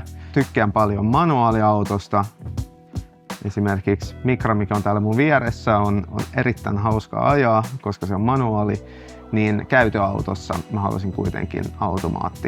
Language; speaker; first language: Finnish; non-native, local second language; Swedish